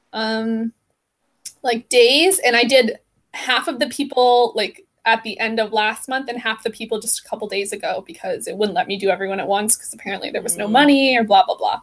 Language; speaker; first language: English; native; English